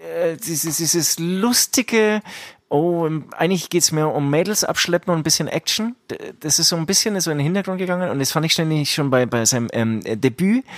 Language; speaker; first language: German; early bilingual, other home language; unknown